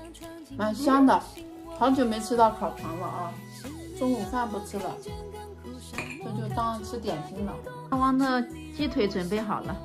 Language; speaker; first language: Chinese; native; Chinese